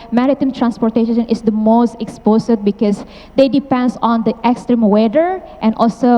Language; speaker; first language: English; non-native, fluent; Indonesian